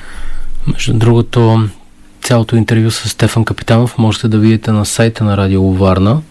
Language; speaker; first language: Bulgarian; native; Bulgarian